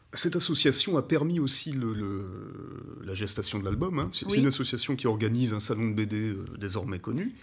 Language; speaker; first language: French; native; French